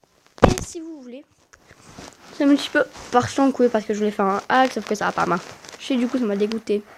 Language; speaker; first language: French; native; French